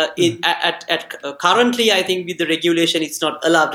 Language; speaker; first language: English; non-native, local second language; Sinhala